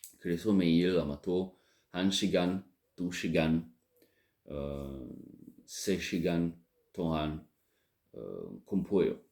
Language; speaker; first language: Korean; non-native, learner; French